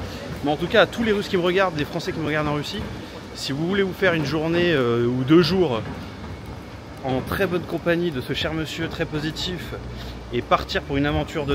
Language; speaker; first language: French; native; French